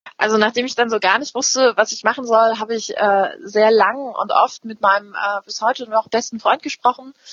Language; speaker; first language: German; native; German